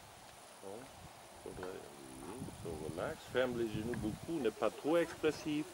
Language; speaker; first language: French; non-native, learner; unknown